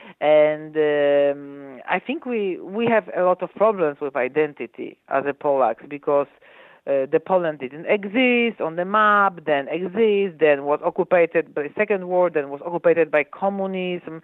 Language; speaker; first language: English; non-native, fluent; Polish